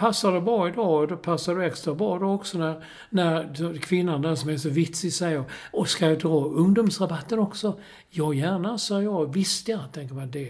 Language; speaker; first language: Swedish; native; Swedish